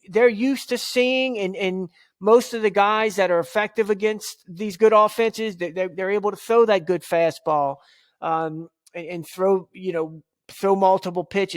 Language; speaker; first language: English; native; English